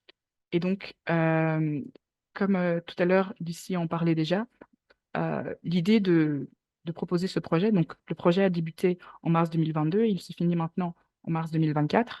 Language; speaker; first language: French; native; French